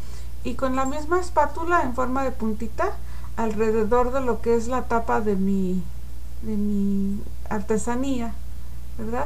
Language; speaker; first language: Spanish; native; Spanish